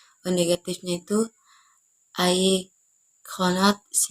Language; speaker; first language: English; non-native, learner; Indonesian